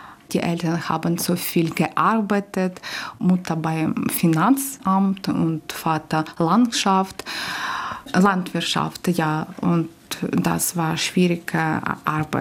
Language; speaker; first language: German; non-native, learner; Ukrainian